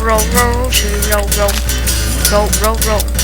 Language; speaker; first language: Chinese; native; Chinese